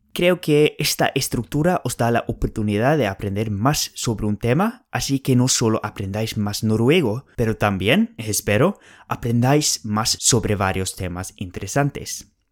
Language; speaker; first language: Spanish; non-native, fluent; Norwegian